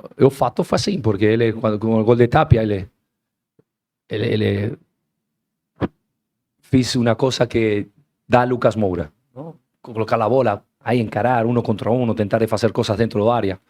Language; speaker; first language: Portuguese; non-native, learner; Spanish